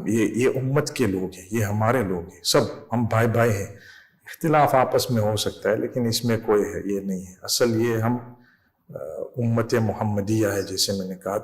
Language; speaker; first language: Urdu; non-native, fluent; English